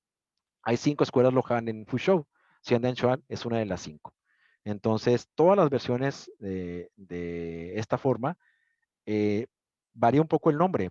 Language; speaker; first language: Spanish; native; Spanish